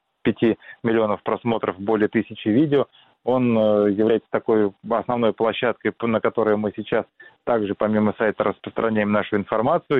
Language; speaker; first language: Russian; native; Russian